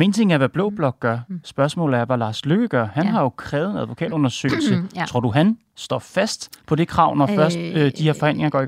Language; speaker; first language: Danish; native; Danish